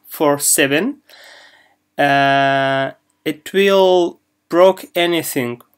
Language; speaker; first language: English; non-native, learner; Russian